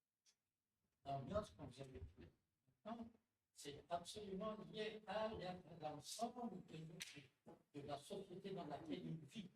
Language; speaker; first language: French; non-native, local second language; Arabic